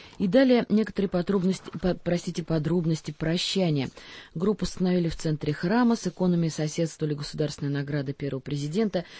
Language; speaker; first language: Russian; native; Russian